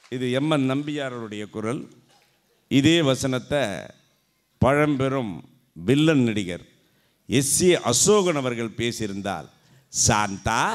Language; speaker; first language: Tamil; native; Tamil